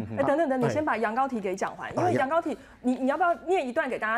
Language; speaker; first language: Chinese; native; Chinese